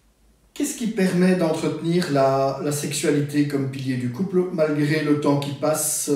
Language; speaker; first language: French; native; French